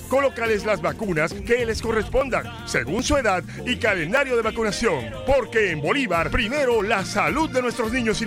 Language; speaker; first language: Spanish; native; Spanish